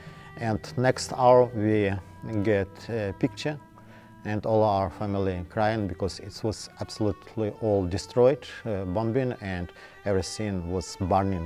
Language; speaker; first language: English; non-native, learner; Ukrainian